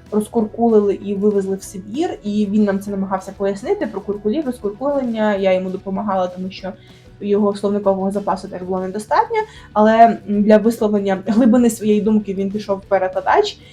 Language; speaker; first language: Ukrainian; native; Ukrainian